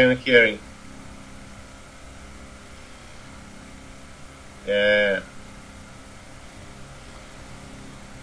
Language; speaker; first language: English; non-native, learner; Spanish